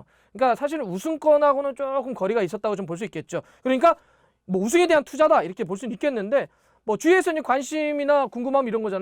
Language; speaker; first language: Korean; native; Korean